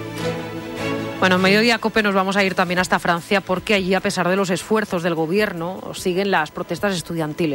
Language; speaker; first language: Spanish; native; Spanish